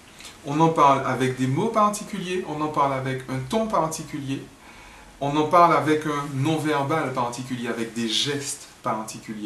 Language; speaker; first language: French; native; French